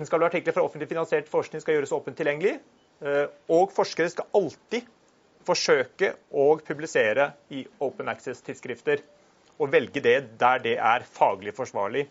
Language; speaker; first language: Norwegian; native; Norwegian